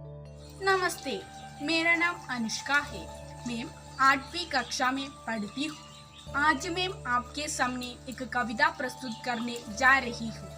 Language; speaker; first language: Hindi; non-native, local second language; Malayalam